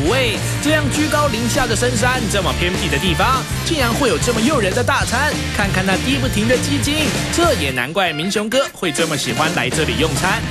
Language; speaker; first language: Chinese; native; Chinese